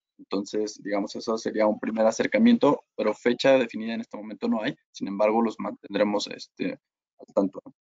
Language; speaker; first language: Spanish; native; Spanish